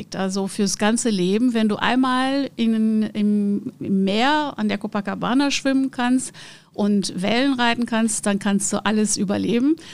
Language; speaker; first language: German; non-native, fluent; Portuguese